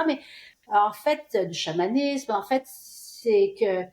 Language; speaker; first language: French; native; French